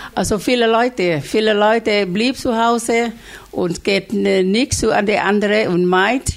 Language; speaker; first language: German; non-native, learner; Thai